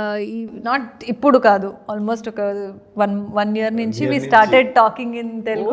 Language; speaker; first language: Telugu; non-native, learner; Kannada